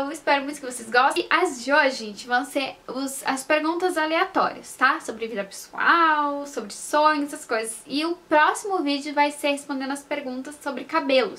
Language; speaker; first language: Portuguese; native; Portuguese